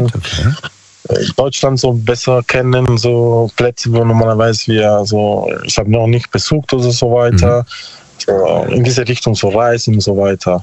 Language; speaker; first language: German; non-native, learner; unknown